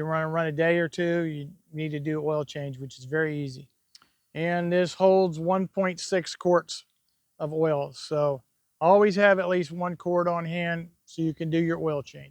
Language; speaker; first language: English; native; English